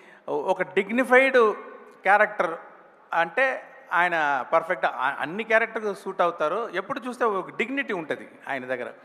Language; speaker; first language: Telugu; non-native, fluent; Tamil